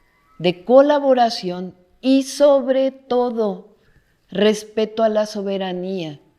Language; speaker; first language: Spanish; native; Spanish